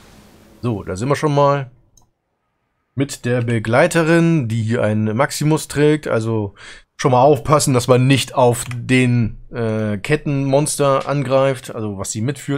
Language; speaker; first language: German; native; German